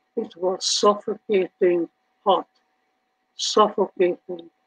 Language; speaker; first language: English; early bilingual, other home language; Hungarian